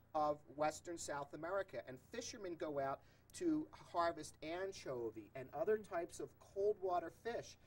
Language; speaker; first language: English; native; English